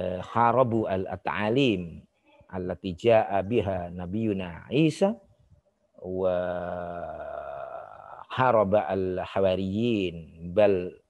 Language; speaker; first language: Arabic; non-native, fluent; Indonesian